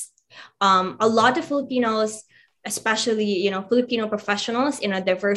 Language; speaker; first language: English; non-native, local second language; Cebuano